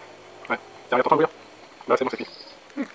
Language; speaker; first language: French; native; French